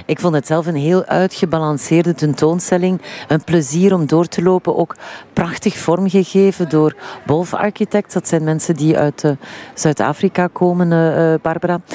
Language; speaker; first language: Dutch; native; Dutch